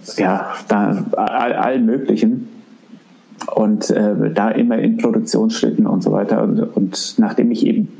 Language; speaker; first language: German; native; German